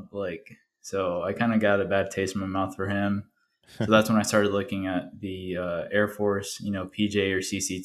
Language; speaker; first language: English; early bilingual, other home language; Spanish